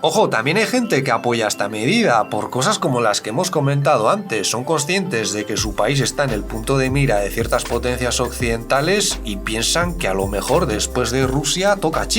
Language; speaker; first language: Spanish; native; Spanish